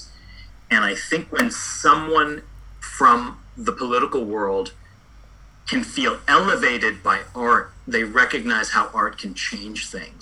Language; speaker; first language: English; native; English